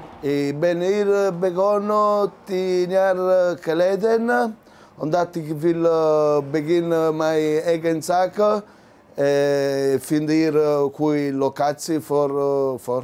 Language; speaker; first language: Dutch; non-native, learner; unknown